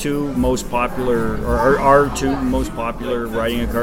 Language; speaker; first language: English; native; English